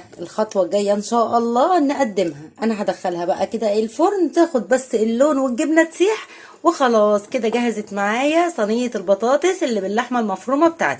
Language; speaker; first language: Arabic; native; Arabic